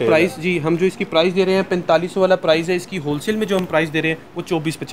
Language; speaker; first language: Urdu; native; Urdu